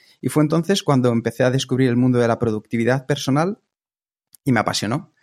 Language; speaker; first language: Spanish; native; Spanish